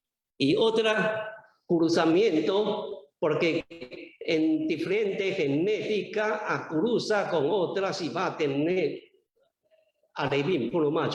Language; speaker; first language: Spanish; non-native, learner; Chinese